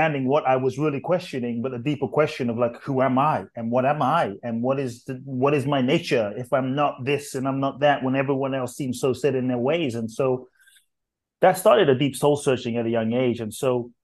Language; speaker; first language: English; native; English